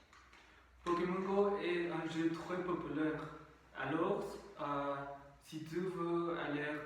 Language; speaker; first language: French; non-native, learner; Spanish